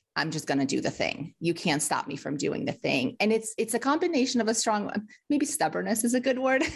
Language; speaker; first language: English; early bilingual, other home language; Russian